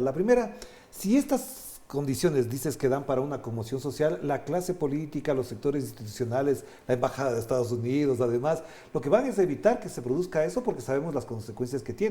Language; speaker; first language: Spanish; native; Spanish